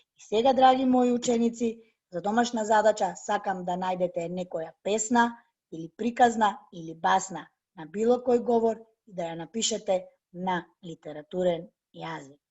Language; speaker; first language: Macedonian; native; Macedonian